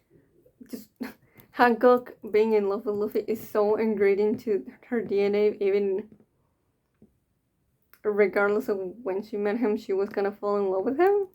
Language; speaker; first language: English; native; English